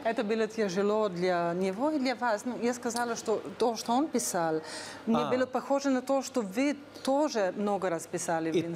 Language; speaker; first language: Russian; non-native, fluent; Slovenian